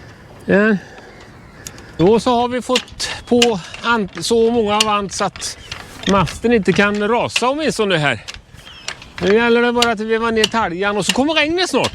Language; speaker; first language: Swedish; native; Swedish